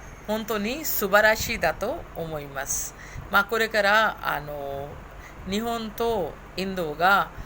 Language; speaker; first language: Japanese; non-native, fluent; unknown